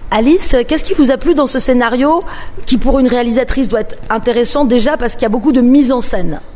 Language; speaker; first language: French; native; French